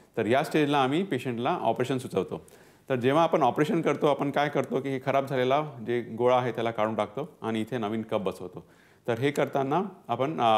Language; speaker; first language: Marathi; non-native, local second language; Punjabi